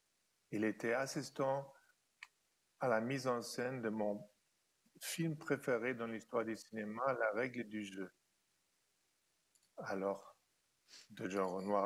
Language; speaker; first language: French; non-native, fluent; German